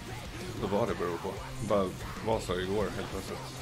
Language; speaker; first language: Swedish; native; Swedish